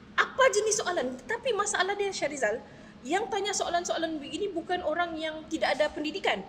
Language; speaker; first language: Malay; native; Malay